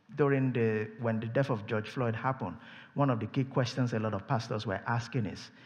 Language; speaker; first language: English; non-native, local second language; Yoruba